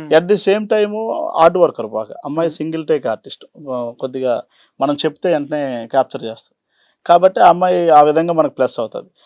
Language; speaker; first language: Telugu; native; Telugu